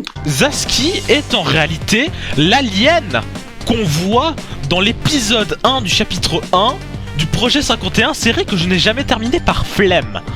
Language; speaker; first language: French; native; French